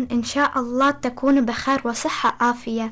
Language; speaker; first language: Arabic; non-native, learner; Persian